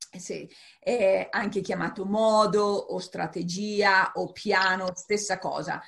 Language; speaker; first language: Italian; early bilingual, heritage; English